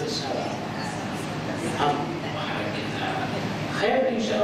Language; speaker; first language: Arabic; non-native, fluent; Malay